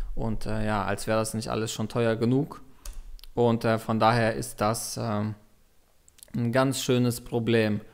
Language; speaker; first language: German; non-native, fluent; Russian